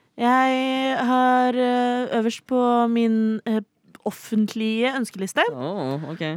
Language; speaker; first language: Norwegian; native; Norwegian